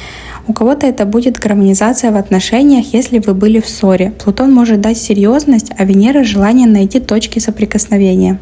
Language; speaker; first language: Russian; native; Russian